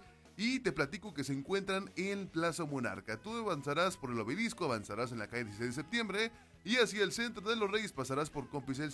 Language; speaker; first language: Spanish; native; Spanish